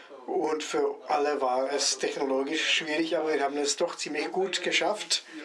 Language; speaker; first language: German; non-native, fluent; Czech